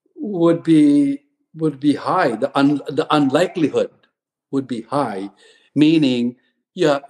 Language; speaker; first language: English; non-native, local second language; Cebuano